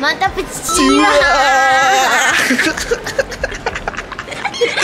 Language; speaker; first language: Japanese; native; Japanese